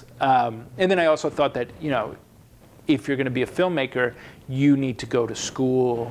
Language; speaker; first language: English; native; English